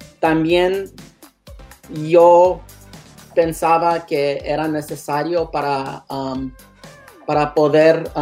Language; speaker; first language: Spanish; non-native, learner; English